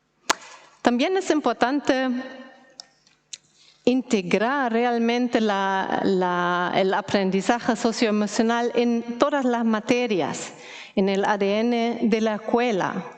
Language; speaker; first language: Spanish; non-native, fluent; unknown